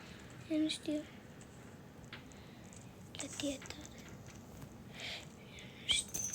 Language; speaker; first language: Romanian; early bilingual, heritage; Romanian